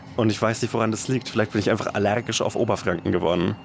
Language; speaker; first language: German; native; German